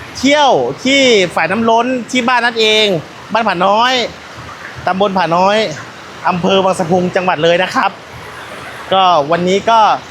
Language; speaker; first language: Thai; non-native, local second language; Northeastern Thai